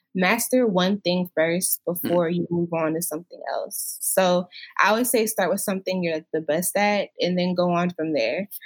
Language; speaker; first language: English; native; English